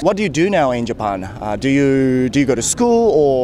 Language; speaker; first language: English; non-native, fluent; Japanese